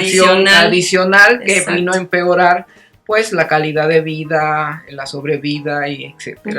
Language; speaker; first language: Spanish; native; Spanish